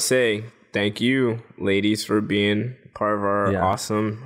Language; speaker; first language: English; native; English